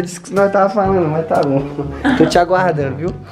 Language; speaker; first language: Portuguese; native; Portuguese